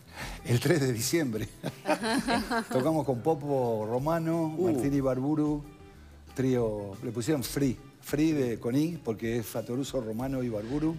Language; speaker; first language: Spanish; native; Spanish